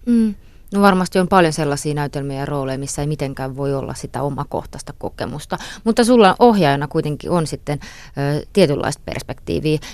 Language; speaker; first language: Finnish; native; Finnish